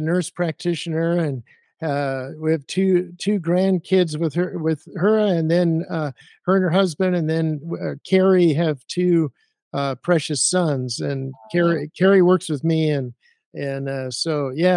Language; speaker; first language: English; native; English